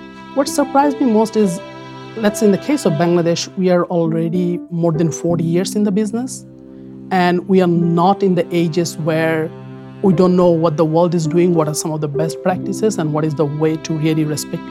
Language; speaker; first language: English; non-native, local second language; Bangla